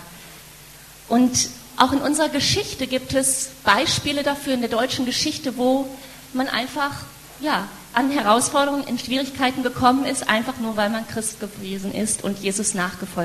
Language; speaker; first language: German; native; German